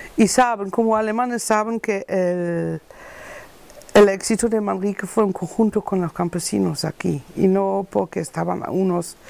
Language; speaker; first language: Spanish; non-native, learner; German